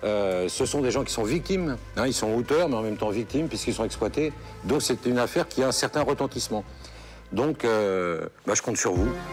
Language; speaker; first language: French; native; French